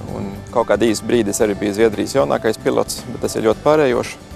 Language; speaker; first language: Latvian; native; Latvian